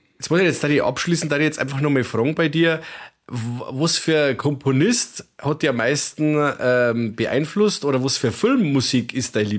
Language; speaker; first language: German; native; German